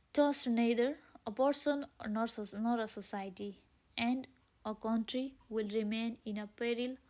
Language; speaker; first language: English; non-native, local second language; Nepali